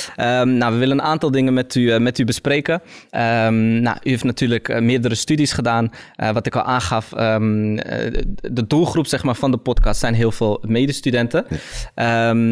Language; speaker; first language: Dutch; early bilingual, other home language; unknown